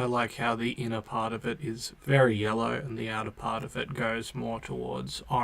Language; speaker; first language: English; native; English